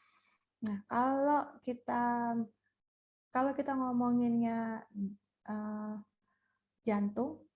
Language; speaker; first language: Indonesian; native; Indonesian